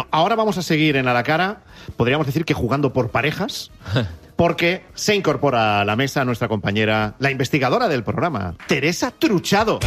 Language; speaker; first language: Spanish; native; Spanish